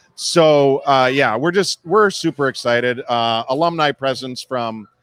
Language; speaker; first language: English; native; English